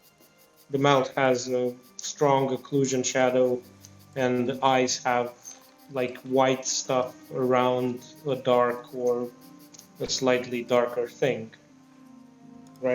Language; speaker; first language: English; non-native, fluent; Romanian